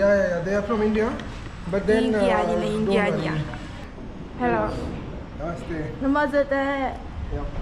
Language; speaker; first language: English; non-native, learner; Korean